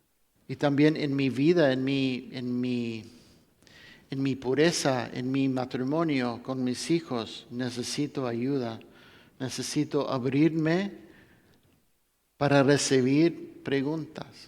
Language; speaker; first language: Spanish; non-native, fluent; English